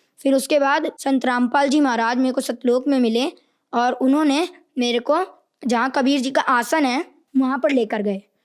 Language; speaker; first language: Hindi; native; Hindi